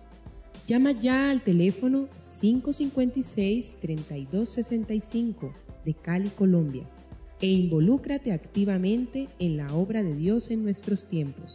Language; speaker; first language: Spanish; native; Spanish